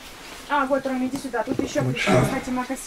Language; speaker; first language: Russian; native; Russian